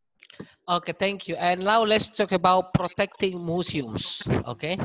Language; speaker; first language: English; non-native, learner; Indonesian